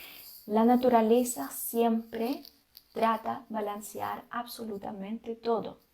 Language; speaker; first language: Spanish; non-native, fluent; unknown